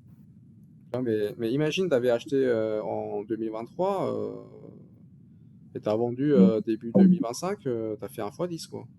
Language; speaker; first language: French; native; French